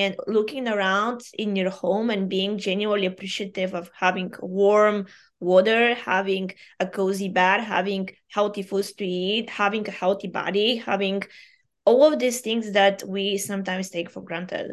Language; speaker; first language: English; non-native, fluent; Bulgarian